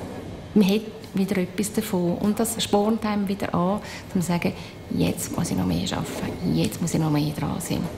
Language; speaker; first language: German; native; German